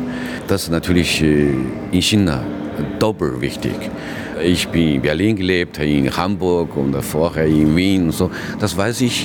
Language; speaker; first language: German; non-native, learner; Chinese